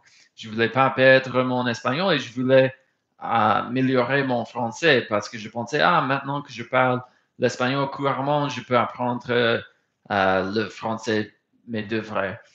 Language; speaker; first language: French; non-native, fluent; English